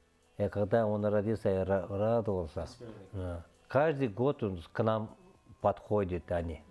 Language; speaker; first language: Russian; non-native, learner; Kyrgyz